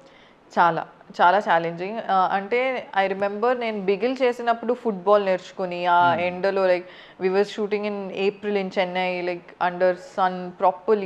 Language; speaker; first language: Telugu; non-native, fluent; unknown